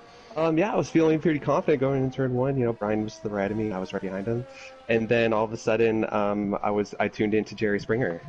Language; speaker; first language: English; native; English